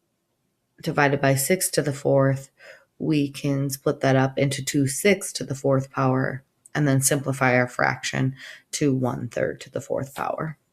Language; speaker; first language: English; native; English